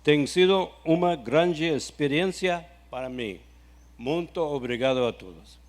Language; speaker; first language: Portuguese; non-native, learner; English